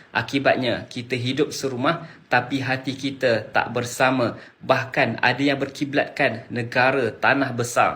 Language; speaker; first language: Malay; native; Malay